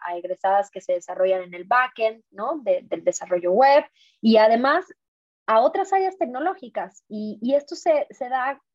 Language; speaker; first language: Spanish; native; Spanish